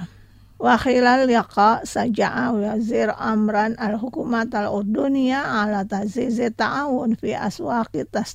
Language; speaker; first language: Arabic; non-native, fluent; Indonesian